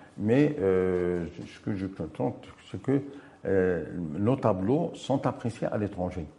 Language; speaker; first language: French; non-native, local second language; Arabic